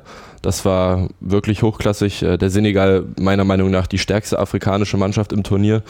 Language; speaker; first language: German; native; German